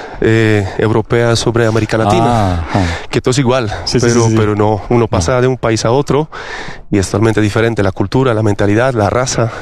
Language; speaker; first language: Spanish; non-native, fluent; Polish